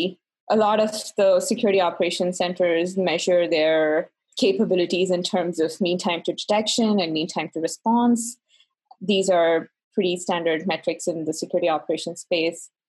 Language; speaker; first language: English; non-native, local second language; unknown